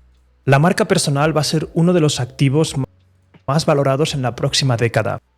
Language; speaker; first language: Spanish; native; Spanish